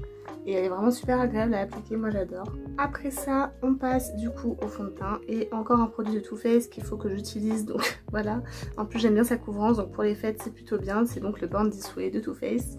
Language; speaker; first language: French; native; French